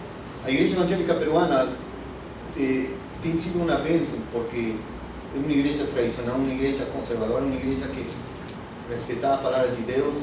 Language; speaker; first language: Portuguese; non-native, fluent; Spanish